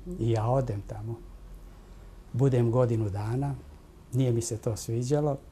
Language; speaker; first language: Serbian; native; Serbian